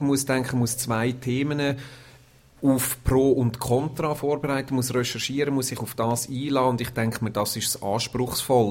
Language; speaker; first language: German; native; German